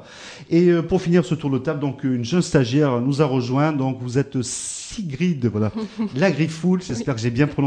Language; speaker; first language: French; native; French